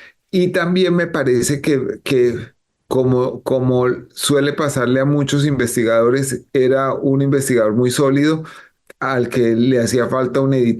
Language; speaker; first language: Spanish; native; Spanish